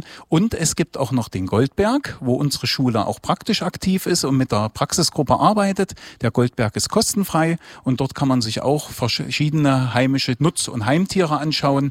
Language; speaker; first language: German; native; German